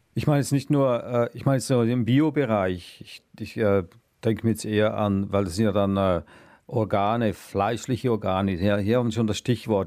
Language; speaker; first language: German; native; German